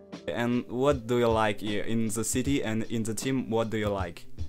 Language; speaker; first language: English; non-native, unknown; French